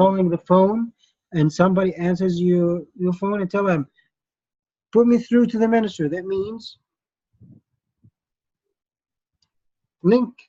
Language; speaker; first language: English; non-native, fluent; Arabic